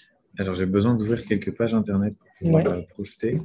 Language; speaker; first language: French; native; French